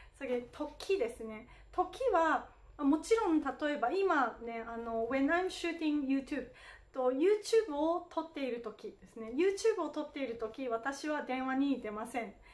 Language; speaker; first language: Japanese; native; Japanese